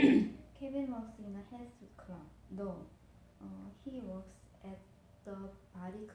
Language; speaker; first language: English; non-native, learner; Korean